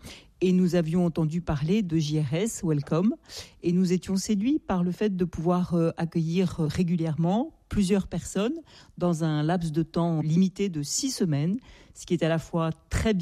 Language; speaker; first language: French; native; French